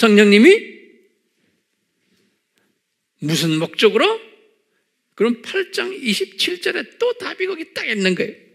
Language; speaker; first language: Korean; native; Korean